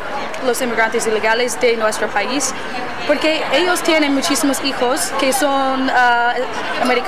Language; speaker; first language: Spanish; non-native, learner; English